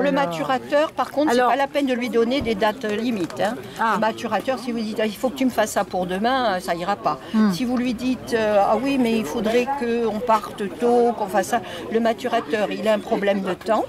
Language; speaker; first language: French; native; French